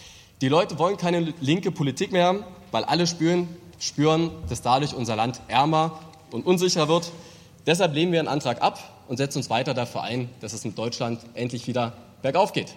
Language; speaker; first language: German; native; German